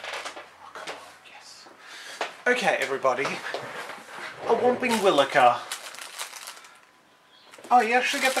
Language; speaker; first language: English; native; English